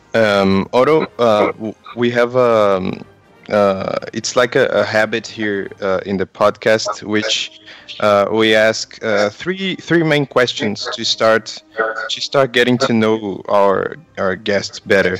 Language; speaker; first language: English; non-native, fluent; Portuguese